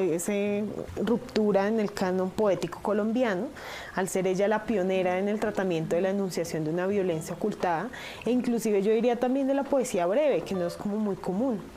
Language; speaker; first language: Spanish; native; Spanish